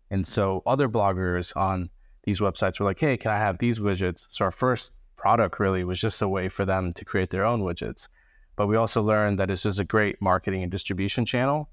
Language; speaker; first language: English; early bilingual, other home language; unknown